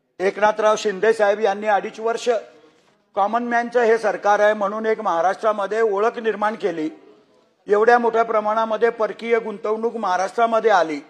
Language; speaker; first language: Marathi; native; Marathi